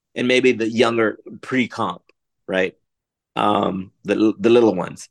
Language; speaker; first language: English; native; English